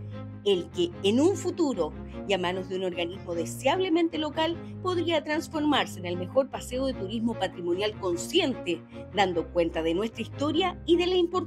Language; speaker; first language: Spanish; native; Spanish